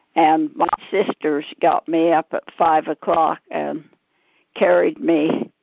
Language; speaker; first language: English; native; English